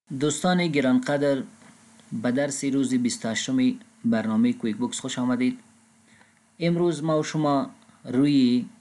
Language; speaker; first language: Persian; non-native, local second language; Pashto